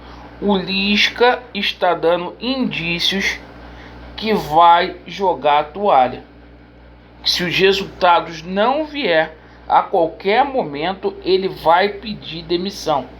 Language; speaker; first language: Portuguese; native; Portuguese